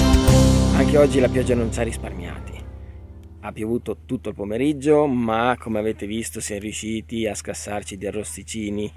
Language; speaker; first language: Italian; native; Italian